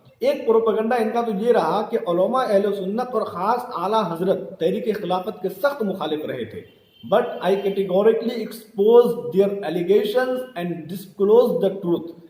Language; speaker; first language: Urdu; native; Urdu